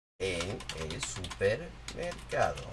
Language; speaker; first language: Spanish; non-native, learner; English